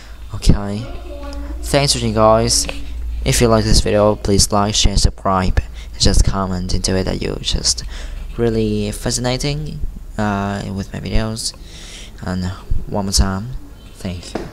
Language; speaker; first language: English; non-native, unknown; Vietnamese